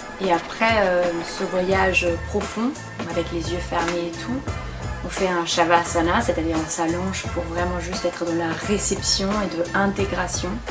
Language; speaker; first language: French; non-native, fluent; German